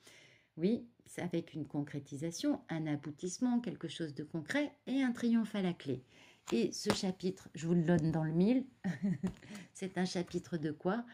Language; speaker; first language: French; native; French